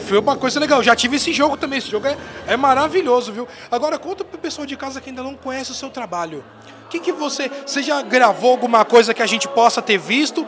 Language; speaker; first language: Portuguese; native; Portuguese